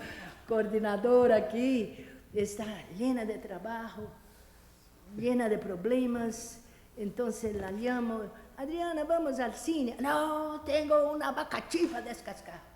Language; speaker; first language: Spanish; non-native, fluent; Portuguese